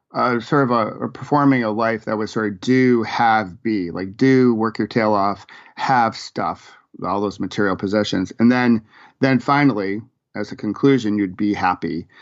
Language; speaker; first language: English; native; English